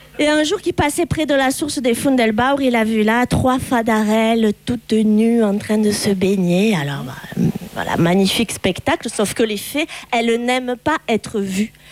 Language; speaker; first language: French; native; French